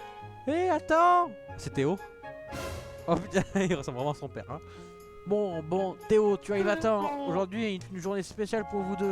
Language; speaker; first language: French; native; French